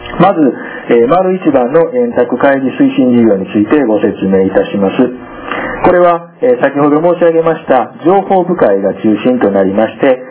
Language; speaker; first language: Japanese; native; Japanese